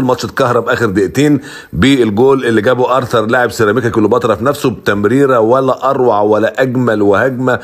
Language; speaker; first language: Arabic; native; Arabic